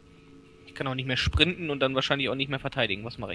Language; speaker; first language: German; native; German